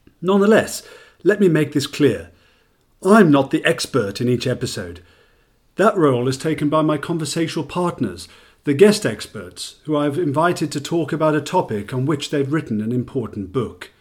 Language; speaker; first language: English; native; English